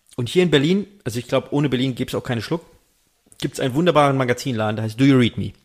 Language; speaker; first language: German; native; German